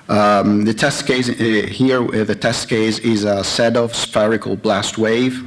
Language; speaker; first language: English; non-native, fluent; Italian